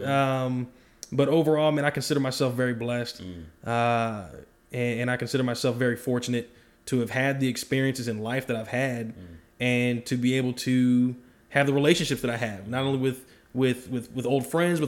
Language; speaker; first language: English; native; English